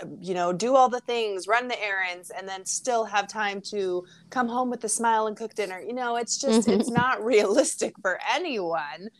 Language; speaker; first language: English; native; English